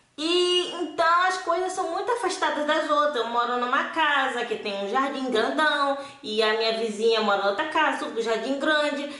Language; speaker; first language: Portuguese; native; Portuguese